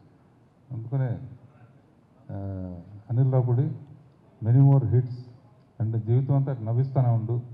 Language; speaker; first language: Telugu; native; Telugu